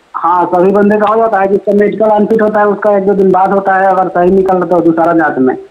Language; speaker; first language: Hindi; native; Hindi